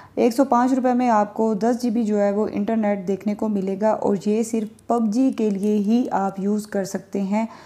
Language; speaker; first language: Urdu; non-native, local second language; Punjabi